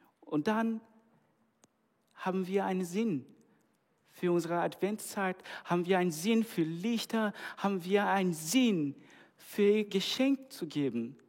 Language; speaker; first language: German; non-native, fluent; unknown